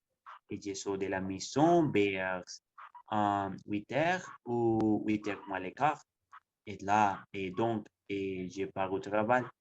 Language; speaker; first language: French; non-native, learner; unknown